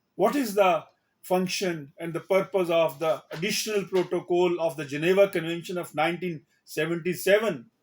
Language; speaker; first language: English; non-native, local second language; Urdu